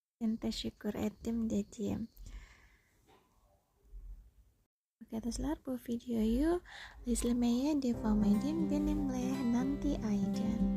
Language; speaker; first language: Turkish; non-native, learner; Indonesian